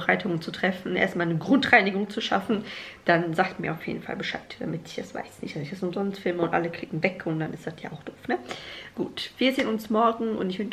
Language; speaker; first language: German; native; German